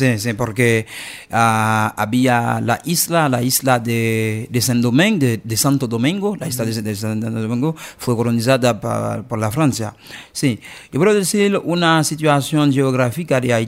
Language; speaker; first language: Spanish; non-native, learner; Haitian Creole